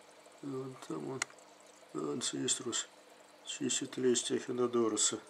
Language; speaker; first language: Russian; native; Russian